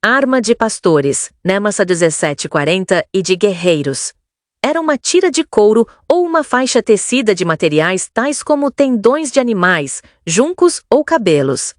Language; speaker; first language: Portuguese; native; Portuguese